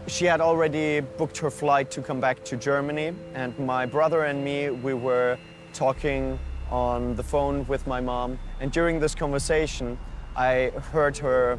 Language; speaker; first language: English; non-native, fluent; German